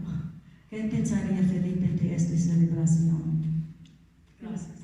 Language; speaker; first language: Spanish; non-native, learner; English